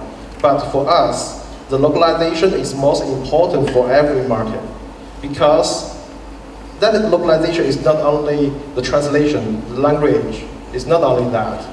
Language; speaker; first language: English; non-native, fluent; Chinese